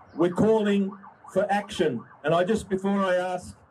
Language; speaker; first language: English; early bilingual, other home language; Ukrainian